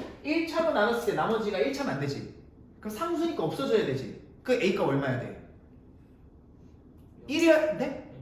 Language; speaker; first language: Korean; native; Korean